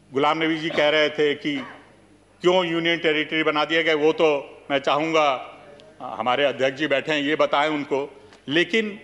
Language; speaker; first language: Hindi; native; Hindi